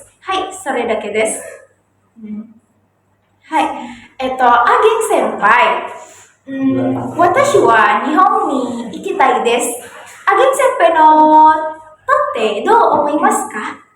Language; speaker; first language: Japanese; non-native, learner; Indonesian